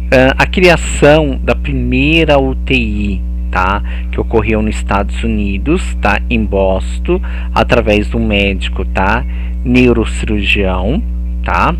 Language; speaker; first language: Portuguese; native; Portuguese